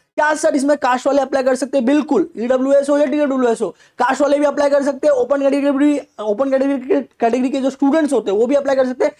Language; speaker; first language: Hindi; non-native, local second language; Marathi